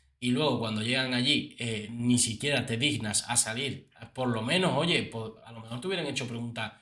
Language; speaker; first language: Spanish; native; Spanish